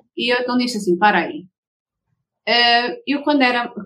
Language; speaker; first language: Portuguese; early bilingual, heritage; Portuguese